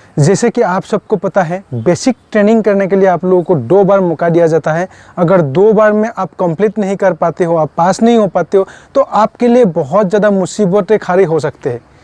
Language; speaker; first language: Hindi; non-native, local second language; Assamese